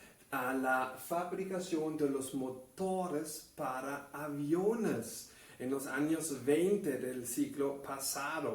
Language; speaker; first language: Spanish; non-native, fluent; German